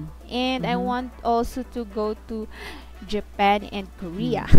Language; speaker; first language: English; non-native, fluent; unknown